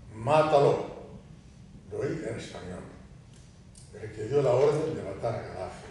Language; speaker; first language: Spanish; native; Spanish